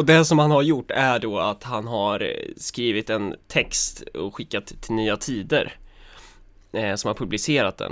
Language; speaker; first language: Swedish; native; Swedish